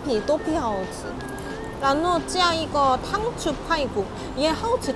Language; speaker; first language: Chinese; non-native, fluent; Korean